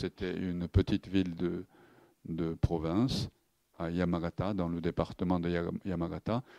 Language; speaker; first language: French; non-native, fluent; Japanese